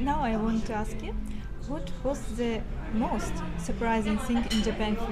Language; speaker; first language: English; non-native, fluent; Russian